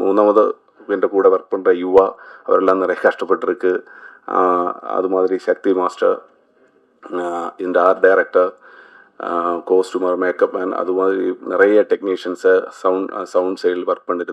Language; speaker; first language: Tamil; non-native, learner; Malayalam